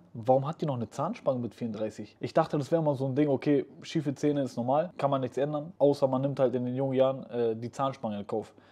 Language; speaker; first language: German; native; German